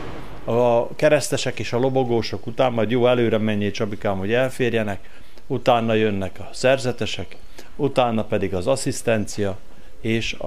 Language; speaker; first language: Hungarian; native; Hungarian